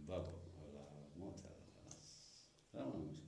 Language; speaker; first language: Arabic; non-native, learner; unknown